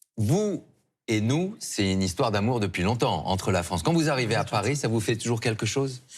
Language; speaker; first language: French; native; French